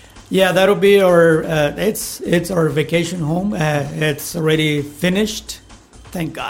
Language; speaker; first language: English; non-native, fluent; Spanish